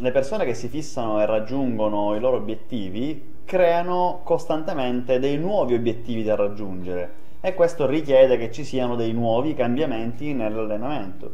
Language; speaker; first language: Italian; native; Italian